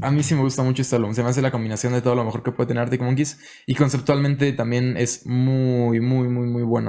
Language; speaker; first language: Spanish; native; Spanish